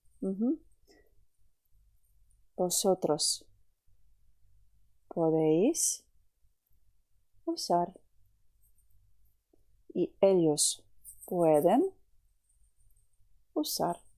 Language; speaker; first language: Spanish; non-native, fluent; Ukrainian